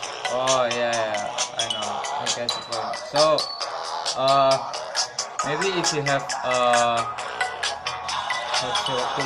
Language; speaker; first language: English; non-native, learner; Indonesian